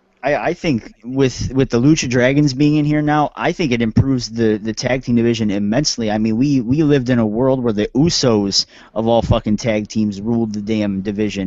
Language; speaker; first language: English; native; English